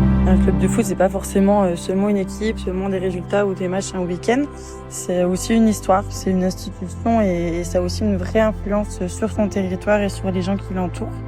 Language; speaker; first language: French; native; French